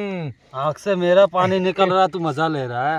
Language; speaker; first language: Hindi; non-native, local second language; Bangla